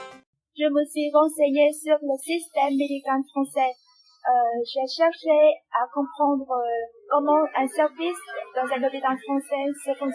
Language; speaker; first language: French; non-native, fluent; Vietnamese